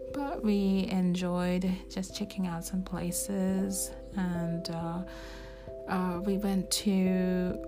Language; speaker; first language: English; non-native, fluent; Japanese